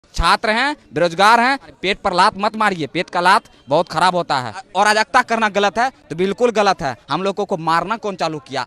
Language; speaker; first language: Hindi; native; Hindi